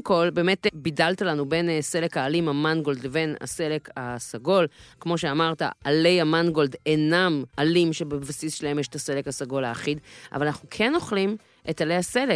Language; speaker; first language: Hebrew; native; Hebrew